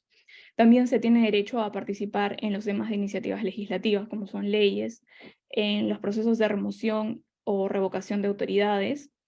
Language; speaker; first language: Spanish; native; Spanish